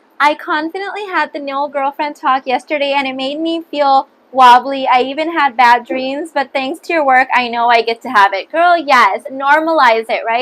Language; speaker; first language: English; early bilingual, other home language; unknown